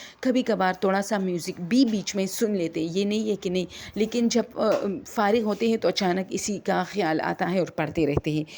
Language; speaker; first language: Urdu; non-native, local second language; Pashto